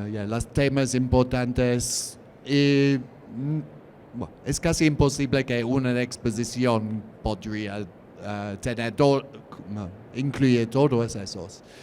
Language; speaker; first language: Spanish; non-native, learner; English